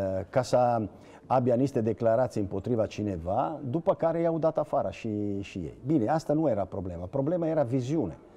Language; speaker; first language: Romanian; non-native, fluent; Italian